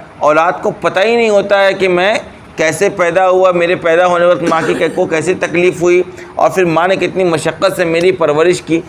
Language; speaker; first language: Urdu; native; Urdu